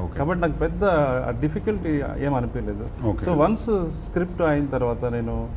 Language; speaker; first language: Telugu; native; Telugu